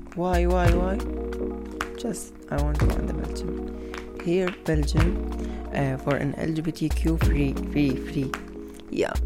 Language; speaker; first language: English; non-native, learner; Arabic